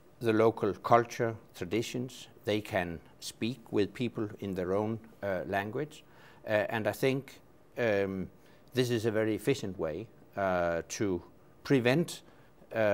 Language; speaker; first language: English; non-native, fluent; Danish